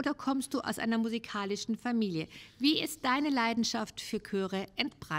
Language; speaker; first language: German; native; German